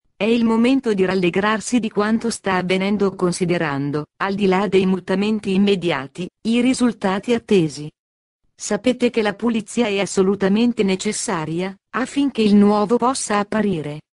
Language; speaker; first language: Italian; native; Italian